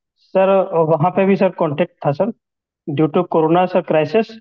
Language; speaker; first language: Hindi; native; Hindi